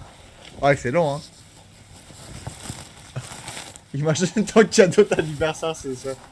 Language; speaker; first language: French; native; French